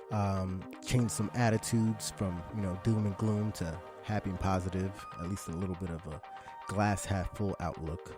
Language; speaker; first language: English; native; English